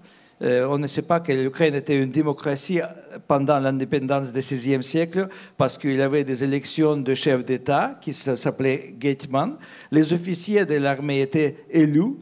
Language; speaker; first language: French; non-native, fluent; Russian